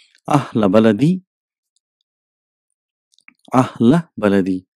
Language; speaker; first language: Arabic; non-native, fluent; English